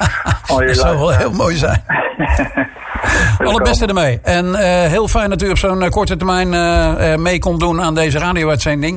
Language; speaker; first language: Dutch; native; Dutch